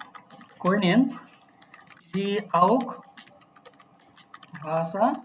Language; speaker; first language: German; non-native, fluent; Bangla